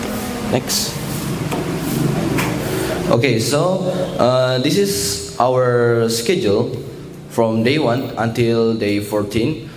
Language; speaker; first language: English; non-native, learner; Indonesian